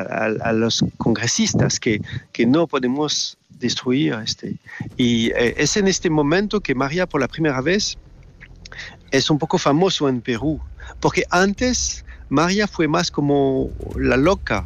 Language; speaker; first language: Spanish; non-native, fluent; French